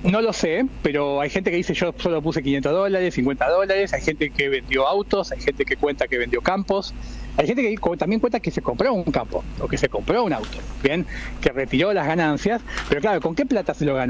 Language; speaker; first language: Spanish; native; Spanish